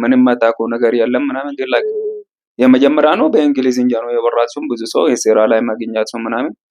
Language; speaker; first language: Amharic; non-native, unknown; Arabic